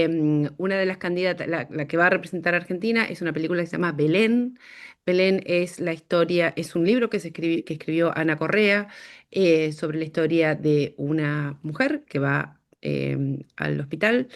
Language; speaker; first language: Spanish; native; Spanish